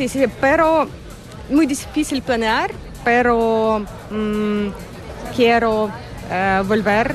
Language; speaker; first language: Spanish; non-native, learner; Ukrainian